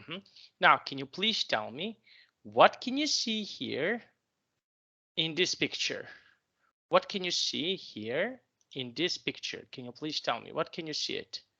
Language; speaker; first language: English; non-native, fluent; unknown